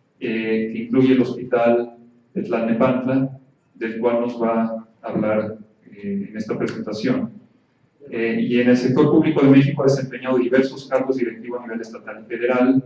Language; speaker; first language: Spanish; native; Spanish